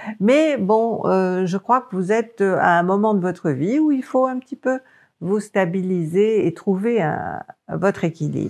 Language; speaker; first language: French; native; French